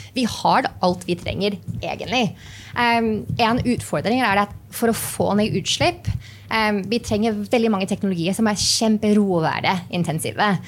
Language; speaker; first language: Norwegian; non-native, fluent; English